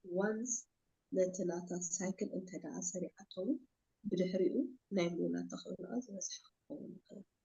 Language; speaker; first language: Tigrinya; native; Tigrinya